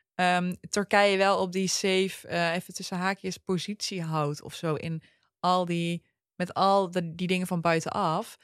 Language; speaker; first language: Dutch; early bilingual, other home language; Turkish